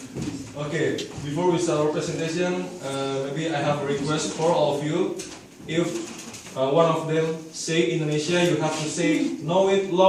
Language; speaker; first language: English; non-native, learner; Indonesian